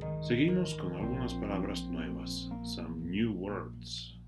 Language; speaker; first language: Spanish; non-native, fluent; English